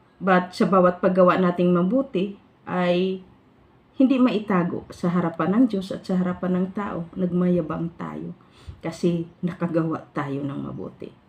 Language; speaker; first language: Filipino; non-native, local second language; Hiligaynon